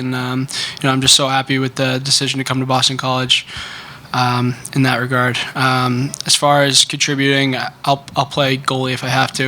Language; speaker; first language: English; native; English